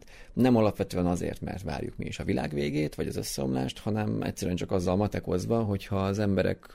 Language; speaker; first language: Hungarian; native; Hungarian